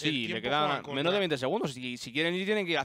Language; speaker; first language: Spanish; native; Spanish